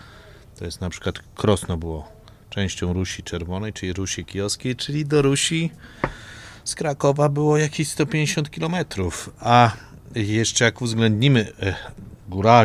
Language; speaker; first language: Polish; native; Polish